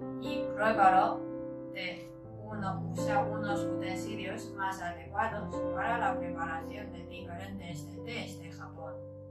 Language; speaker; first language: Spanish; non-native, learner; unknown